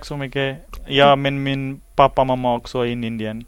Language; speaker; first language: Swedish; non-native, learner; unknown